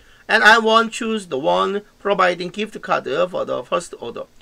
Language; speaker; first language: English; non-native, fluent; Korean